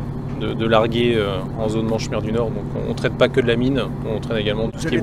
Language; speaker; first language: French; native; French